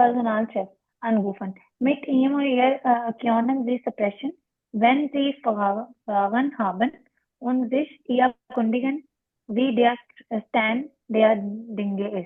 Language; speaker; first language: German; non-native, learner; Urdu